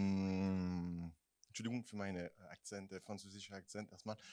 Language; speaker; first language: German; non-native, fluent; French